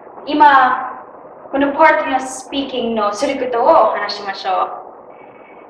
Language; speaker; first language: Japanese; non-native, learner; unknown